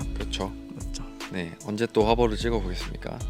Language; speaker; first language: Korean; native; Korean